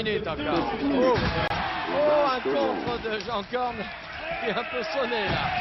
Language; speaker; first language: French; native; French